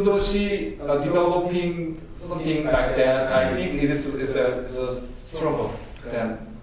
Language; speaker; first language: English; non-native, learner; Korean